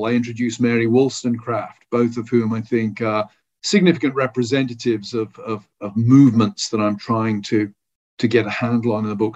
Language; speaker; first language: English; native; English